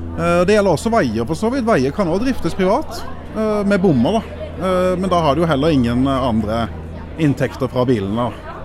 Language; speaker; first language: Norwegian; native; Norwegian